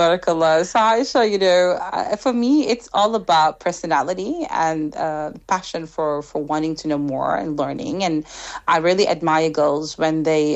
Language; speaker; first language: English; non-native, fluent; Arabic